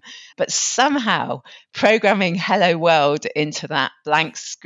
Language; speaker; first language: English; native; English